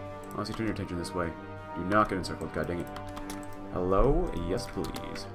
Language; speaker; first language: English; native; English